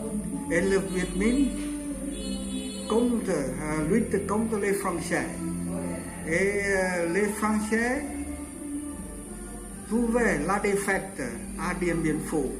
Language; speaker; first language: French; non-native, learner; Vietnamese